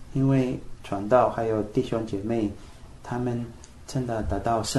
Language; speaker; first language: Chinese; non-native, fluent; Spanish